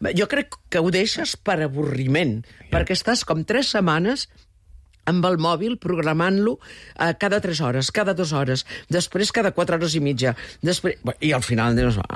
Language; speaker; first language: Catalan; early bilingual, heritage; Catalan